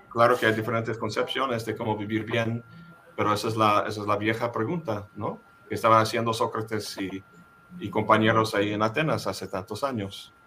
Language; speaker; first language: Spanish; non-native, fluent; English